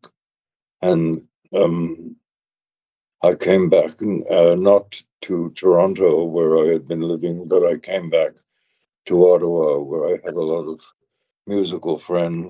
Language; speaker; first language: English; native; English